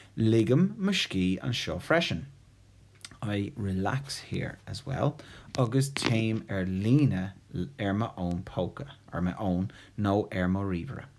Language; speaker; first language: Irish; non-native, local second language; English